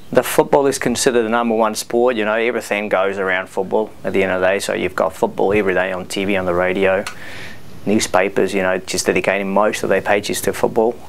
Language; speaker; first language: English; non-native, fluent; Spanish